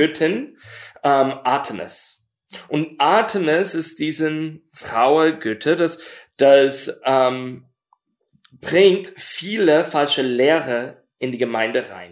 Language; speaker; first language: German; non-native, learner; English